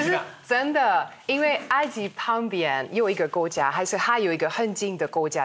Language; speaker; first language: Chinese; non-native, fluent; Hungarian